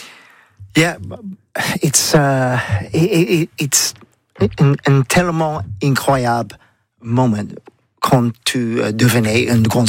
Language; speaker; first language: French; non-native, learner; English